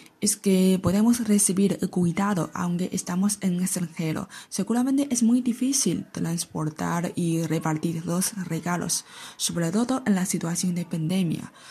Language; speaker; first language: Spanish; non-native, fluent; Chinese